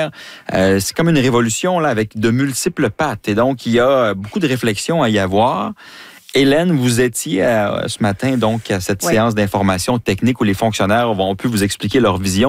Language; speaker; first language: French; native; French